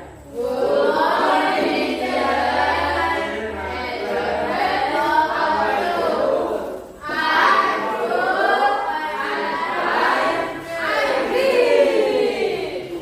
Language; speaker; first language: English; non-native, learner; Indonesian